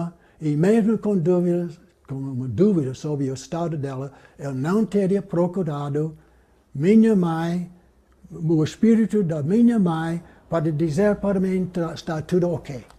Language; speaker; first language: Portuguese; non-native, fluent; English